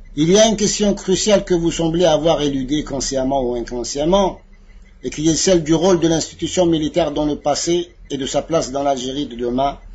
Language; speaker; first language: French; non-native, local second language; Arabic